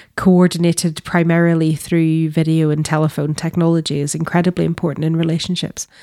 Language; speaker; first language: English; native; English